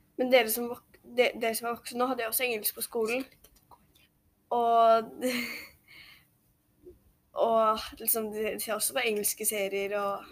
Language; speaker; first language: Norwegian; native; Norwegian